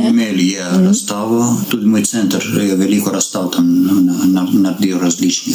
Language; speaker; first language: Slovenian; non-native, learner; Armenian